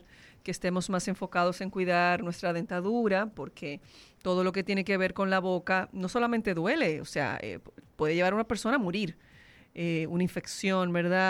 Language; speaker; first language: Spanish; native; Spanish